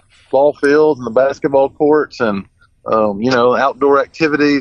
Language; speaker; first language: English; native; English